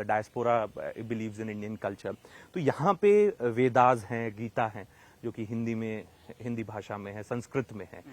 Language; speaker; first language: Hindi; native; Hindi